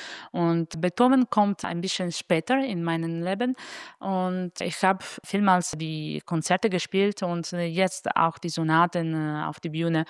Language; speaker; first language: German; non-native, fluent; Italian